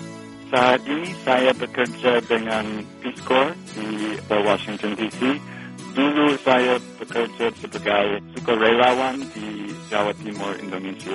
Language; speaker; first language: Indonesian; non-native, fluent; English